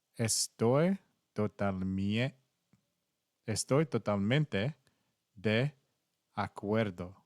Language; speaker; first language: Spanish; non-native, learner; English